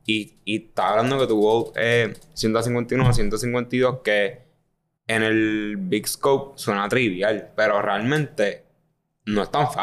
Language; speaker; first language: Spanish; native; Spanish